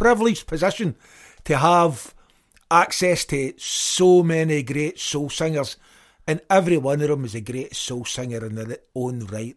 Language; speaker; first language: English; native; English